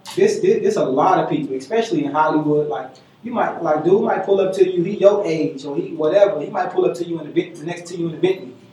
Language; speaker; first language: English; native; English